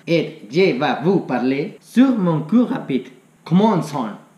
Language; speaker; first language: French; non-native, fluent; Spanish